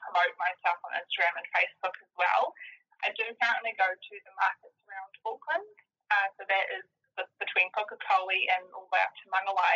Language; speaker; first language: English; native; English